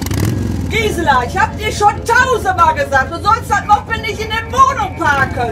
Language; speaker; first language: German; native; German